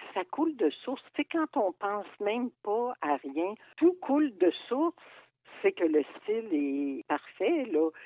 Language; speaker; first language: French; native; French